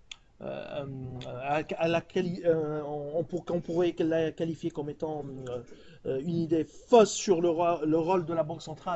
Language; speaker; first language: French; non-native, local second language; Arabic